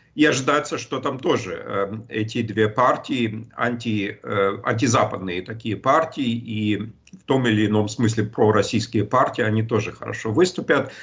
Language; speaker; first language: Russian; non-native, fluent; German